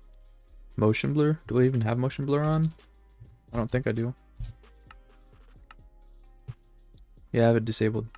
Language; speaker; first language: English; native; English